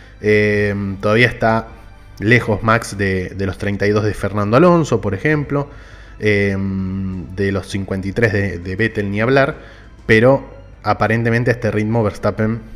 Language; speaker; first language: Spanish; native; Spanish